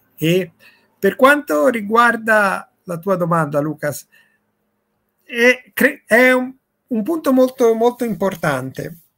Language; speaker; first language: Italian; native; Italian